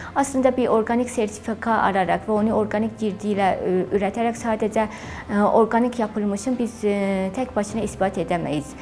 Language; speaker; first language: Turkish; non-native, fluent; Azerbaijani